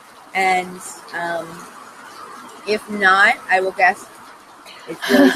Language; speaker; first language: English; native; English